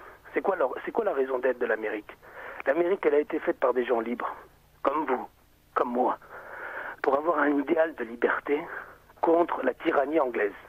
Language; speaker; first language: French; native; French